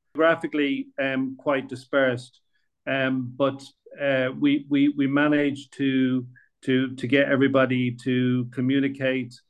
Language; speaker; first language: English; native; English